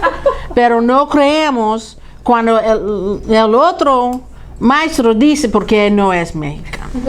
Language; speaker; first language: Spanish; early bilingual, heritage; Spanish